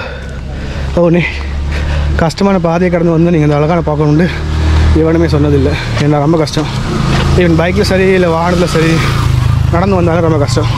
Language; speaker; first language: Tamil; native; Tamil